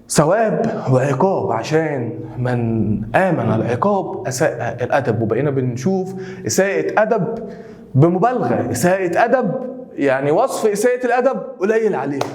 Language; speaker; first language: Arabic; native; Arabic